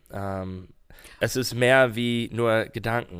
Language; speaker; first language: German; non-native, fluent; English